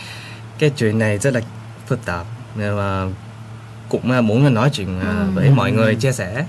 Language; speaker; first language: Vietnamese; early bilingual, heritage; Vietnamese